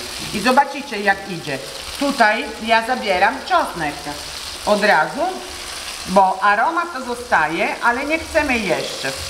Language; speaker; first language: Polish; non-native, learner; Italian